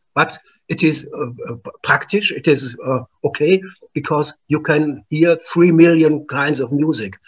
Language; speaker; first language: English; non-native, learner; German